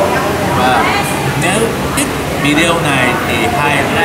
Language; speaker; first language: Vietnamese; non-native, learner; Japanese